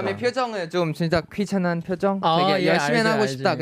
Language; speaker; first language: Korean; non-native, fluent; Thai